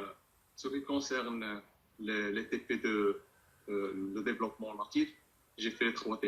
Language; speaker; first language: French; non-native, local second language; Arabic